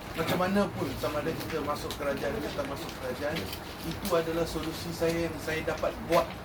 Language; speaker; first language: Malay; non-native, local second language; Tamil